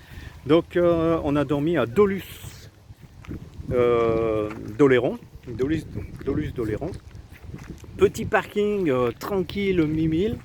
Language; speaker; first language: French; native; French